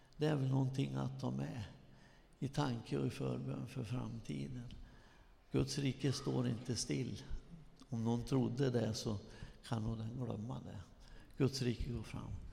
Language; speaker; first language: Swedish; native; Swedish